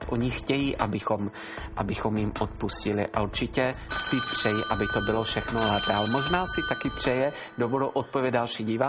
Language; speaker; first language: Czech; native; Czech